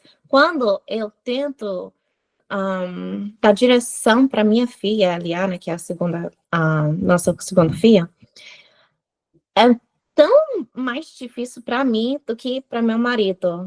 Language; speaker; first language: Portuguese; non-native, fluent; English